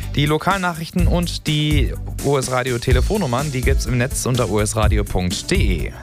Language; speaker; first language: German; native; German